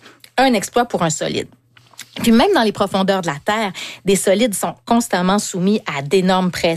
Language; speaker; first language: French; native; French